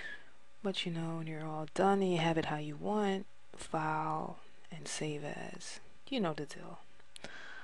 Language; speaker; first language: English; native; English